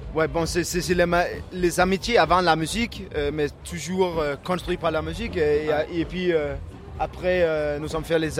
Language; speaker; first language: French; non-native, learner; Danish